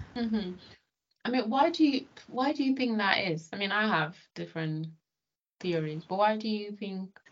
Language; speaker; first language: English; non-native, local second language; Yoruba